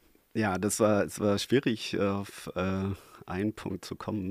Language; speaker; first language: German; non-native, fluent; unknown